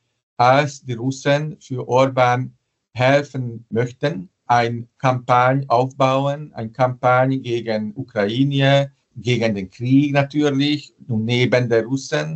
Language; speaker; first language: German; non-native, fluent; Hungarian